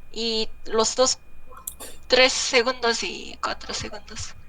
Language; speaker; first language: Spanish; non-native, learner; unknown